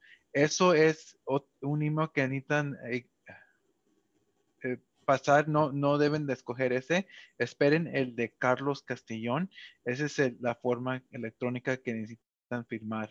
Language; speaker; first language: Spanish; early bilingual, heritage; Spanish